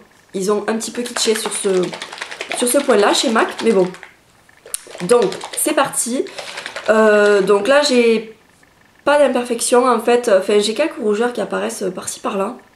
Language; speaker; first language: French; native; French